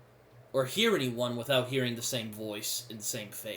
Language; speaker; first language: English; native; English